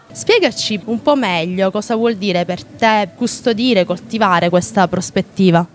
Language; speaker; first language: Italian; native; Italian